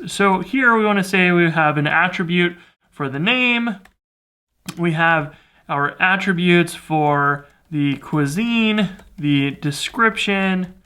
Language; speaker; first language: English; native; English